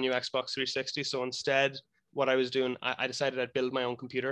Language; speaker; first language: English; native; English